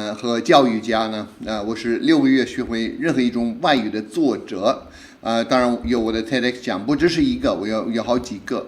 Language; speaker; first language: Chinese; non-native, fluent; English